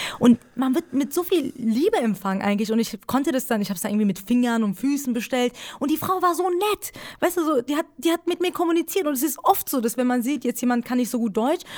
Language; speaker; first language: German; early bilingual, other home language; Persian